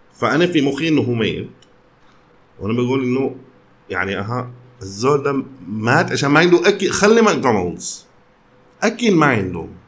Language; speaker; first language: Arabic; early bilingual, heritage; Arabic